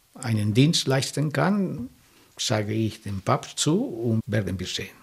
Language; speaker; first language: German; non-native, fluent; French